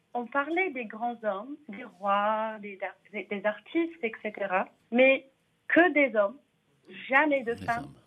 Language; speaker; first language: French; non-native, fluent; English